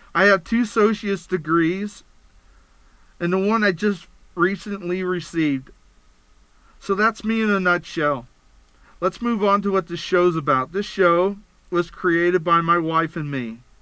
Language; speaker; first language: English; native; English